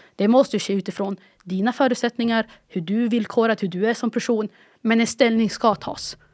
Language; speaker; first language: Swedish; early bilingual, other home language; Arabic